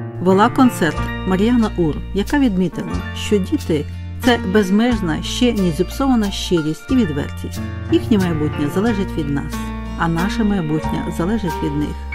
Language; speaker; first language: Ukrainian; native; Ukrainian